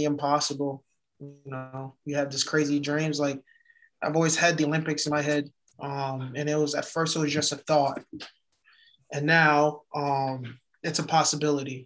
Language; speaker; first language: English; early bilingual, other home language; Haitian Creole